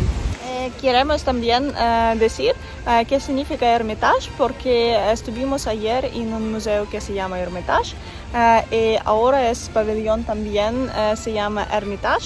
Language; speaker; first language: Spanish; non-native, learner; Russian